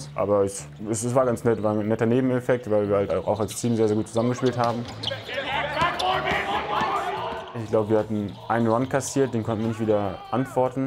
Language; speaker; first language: German; native; German